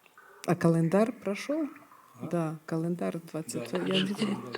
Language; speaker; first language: Russian; non-native, fluent; Serbian